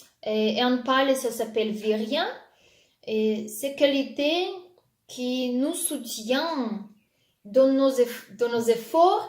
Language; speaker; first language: French; non-native, fluent; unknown